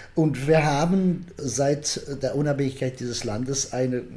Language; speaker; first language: German; non-native, fluent; Arabic